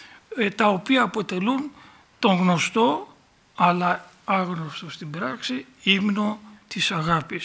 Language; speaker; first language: Greek; native; Greek